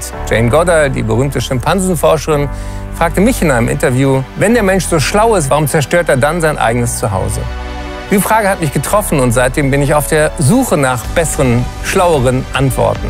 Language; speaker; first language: German; native; German